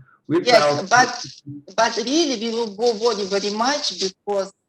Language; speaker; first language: English; non-native, learner; Russian